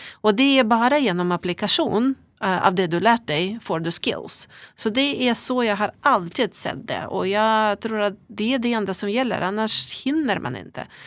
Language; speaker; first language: Swedish; non-native, fluent; Russian